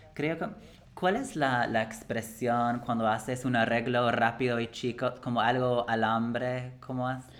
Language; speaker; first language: Spanish; non-native, fluent; English